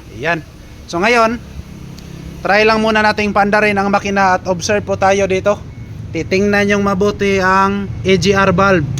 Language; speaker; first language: Filipino; non-native, local second language; Cebuano